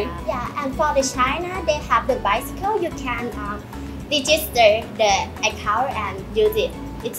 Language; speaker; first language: English; non-native, learner; Thai